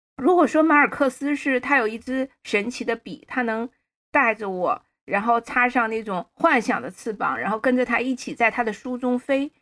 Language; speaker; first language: Chinese; native; Chinese